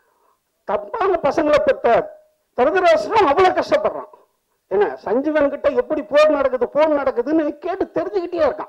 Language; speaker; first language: Tamil; native; Tamil